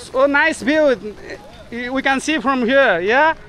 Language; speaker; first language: English; non-native, local second language; Nepali